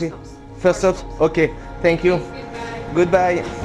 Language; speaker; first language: English; non-native, learner; French